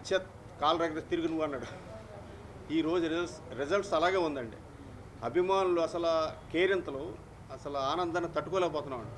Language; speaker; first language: Telugu; native; Telugu